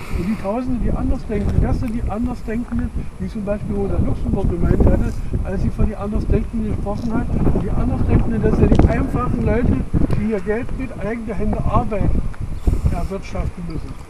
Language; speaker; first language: German; native; German